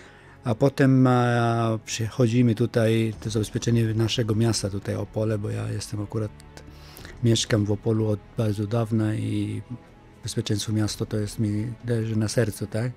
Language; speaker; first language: Polish; non-native, fluent; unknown